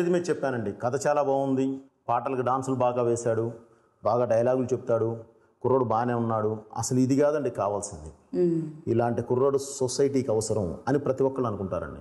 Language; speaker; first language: Telugu; native; Telugu